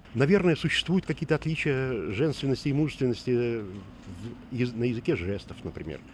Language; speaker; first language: Russian; native; Russian